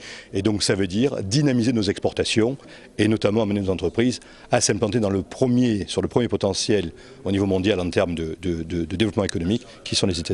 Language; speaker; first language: French; native; French